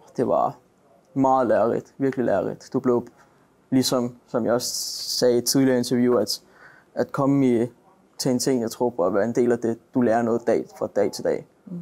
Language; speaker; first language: Danish; native; Danish